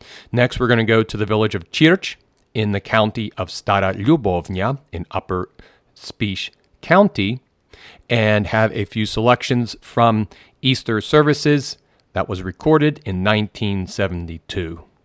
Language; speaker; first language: English; native; English